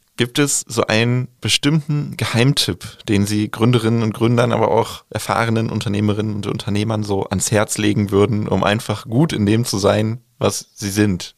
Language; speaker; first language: German; native; German